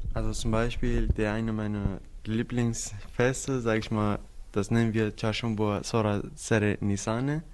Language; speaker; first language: German; non-native, fluent; Arabic